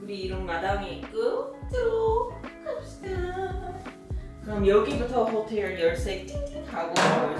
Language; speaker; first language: Korean; non-native, fluent; English